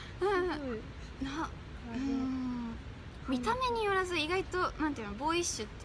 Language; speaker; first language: Japanese; native; Japanese